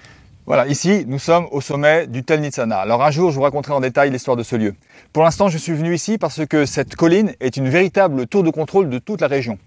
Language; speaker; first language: French; native; French